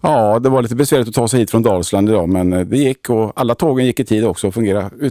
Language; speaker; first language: Swedish; native; Swedish